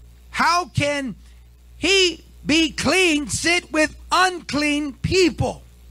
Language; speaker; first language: English; native; English